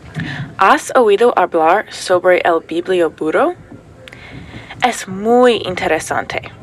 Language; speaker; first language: Spanish; non-native, learner; English